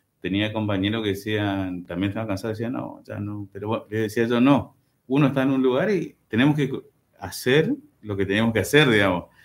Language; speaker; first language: Spanish; native; Spanish